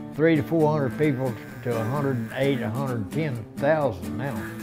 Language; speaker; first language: English; native; English